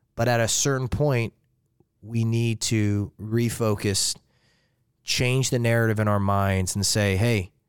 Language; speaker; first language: English; native; English